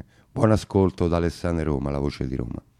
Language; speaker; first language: Italian; native; Italian